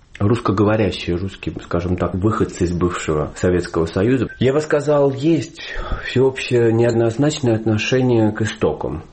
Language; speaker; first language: Russian; native; Russian